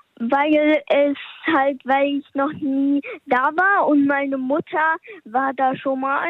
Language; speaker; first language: German; early bilingual, heritage; German